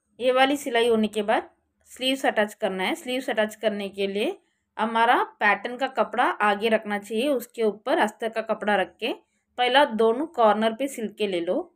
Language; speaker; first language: Hindi; non-native, local second language; Marathi